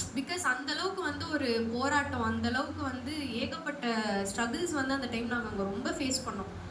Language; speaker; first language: Tamil; non-native, local second language; Telugu